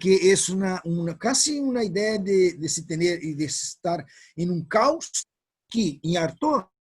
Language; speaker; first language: Spanish; non-native, fluent; Portuguese